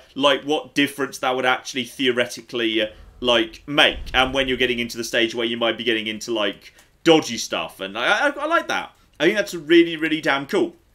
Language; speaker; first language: English; native; English